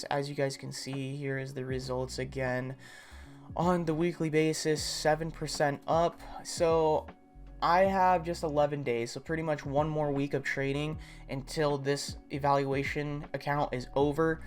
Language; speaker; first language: English; native; English